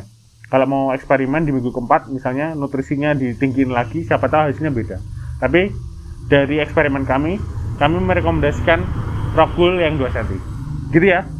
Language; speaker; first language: Indonesian; native; Indonesian